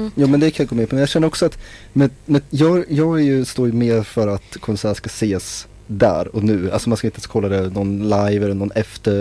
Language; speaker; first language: Swedish; native; Swedish